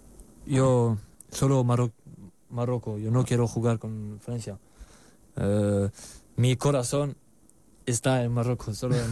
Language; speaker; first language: Spanish; non-native, learner; French